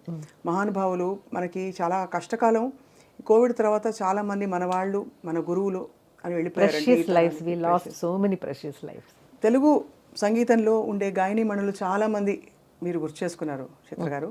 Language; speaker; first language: Telugu; native; Telugu